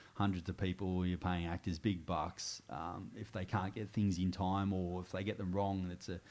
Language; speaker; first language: English; native; English